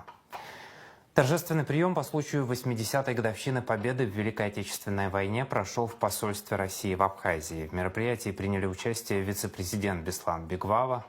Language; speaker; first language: Russian; native; Russian